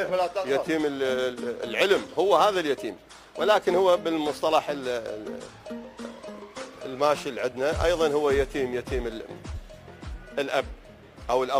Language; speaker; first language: Arabic; native; Arabic